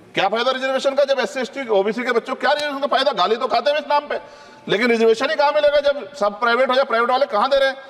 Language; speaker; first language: Hindi; native; Hindi